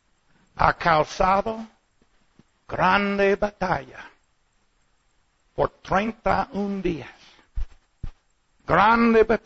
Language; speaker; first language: Spanish; non-native, learner; English